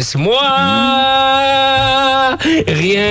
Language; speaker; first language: French; native; French